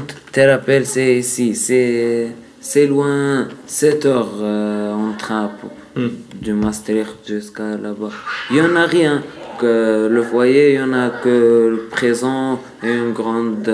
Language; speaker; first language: French; non-native, learner; Arabic